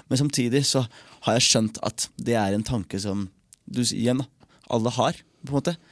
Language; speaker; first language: Norwegian; early bilingual, other home language; Somali